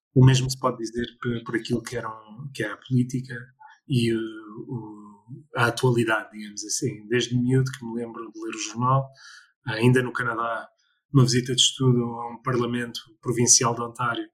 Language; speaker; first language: Portuguese; early bilingual, other home language; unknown